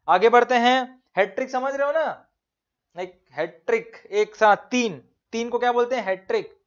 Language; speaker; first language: Hindi; native; Hindi